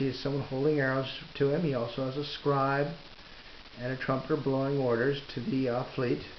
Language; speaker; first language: English; native; English